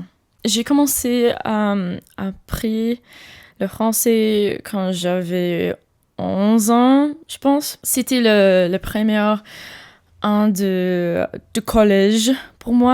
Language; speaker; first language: French; non-native, learner; English